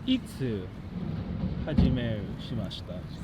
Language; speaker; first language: Japanese; non-native, learner; English